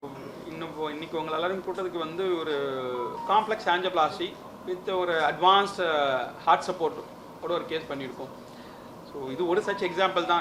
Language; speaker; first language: Tamil; native; Tamil